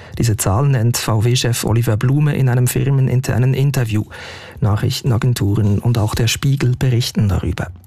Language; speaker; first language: German; native; German